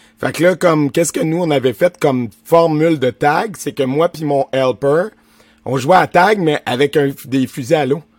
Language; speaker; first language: French; native; French